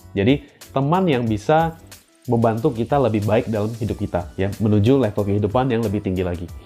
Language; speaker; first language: Indonesian; native; Indonesian